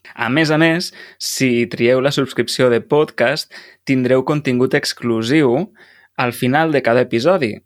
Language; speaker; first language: Catalan; native; Catalan